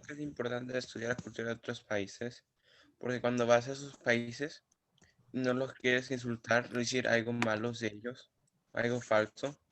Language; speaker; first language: Spanish; early bilingual, heritage; Spanish